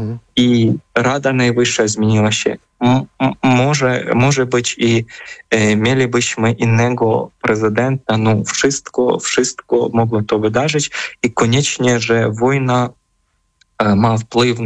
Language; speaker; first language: Polish; non-native, fluent; Ukrainian